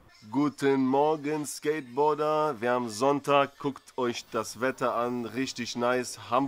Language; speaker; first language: German; native; German